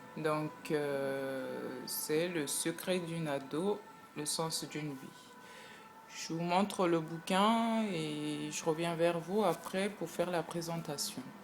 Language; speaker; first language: French; non-native, local second language; Sango